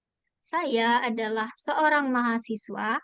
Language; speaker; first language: Indonesian; native; Indonesian